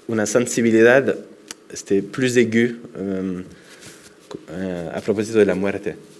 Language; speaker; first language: Spanish; non-native, fluent; French